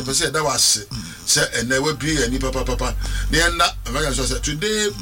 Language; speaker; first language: English; non-native, local second language; Akan